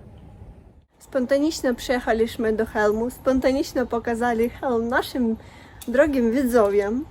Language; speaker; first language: Polish; non-native, learner; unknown